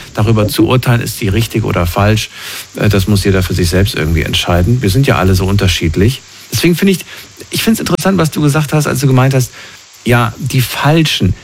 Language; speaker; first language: German; native; German